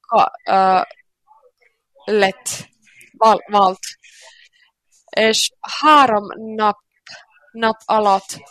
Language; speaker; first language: Hungarian; non-native, learner; Finnish